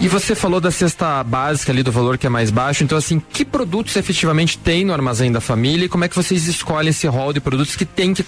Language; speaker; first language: Portuguese; native; Portuguese